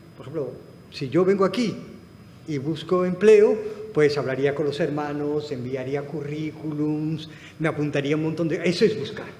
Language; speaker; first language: Spanish; non-native, fluent; Arabic